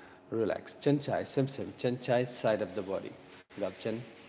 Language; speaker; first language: Vietnamese; non-native, learner; Bangla